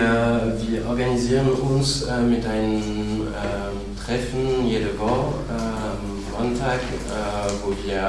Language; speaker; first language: German; non-native, fluent; French